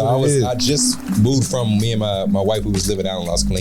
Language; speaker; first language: English; native; English